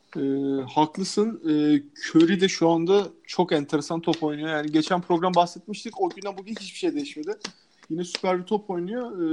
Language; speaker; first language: Turkish; native; Turkish